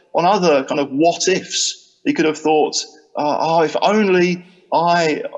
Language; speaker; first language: English; native; English